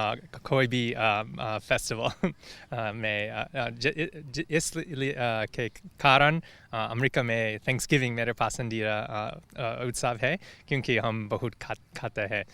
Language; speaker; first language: Hindi; non-native, learner; English